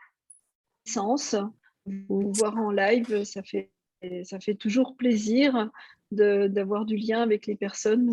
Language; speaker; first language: French; native; French